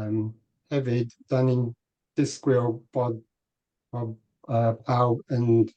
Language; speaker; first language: Welsh; non-native, learner; English